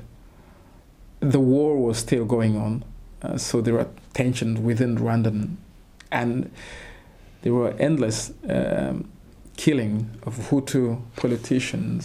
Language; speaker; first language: English; non-native, local second language; Kinyarwanda